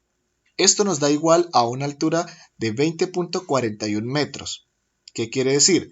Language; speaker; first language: Spanish; native; Spanish